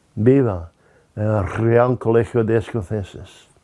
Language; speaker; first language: Spanish; non-native, fluent; English